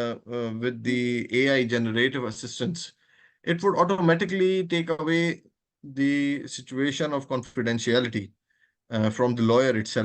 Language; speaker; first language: English; non-native, local second language; Urdu